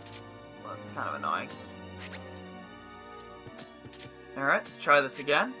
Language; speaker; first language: English; native; English